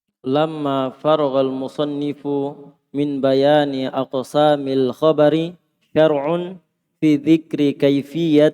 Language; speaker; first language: Arabic; non-native, learner; Indonesian